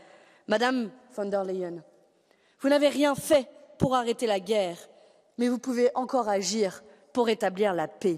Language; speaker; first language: French; native; French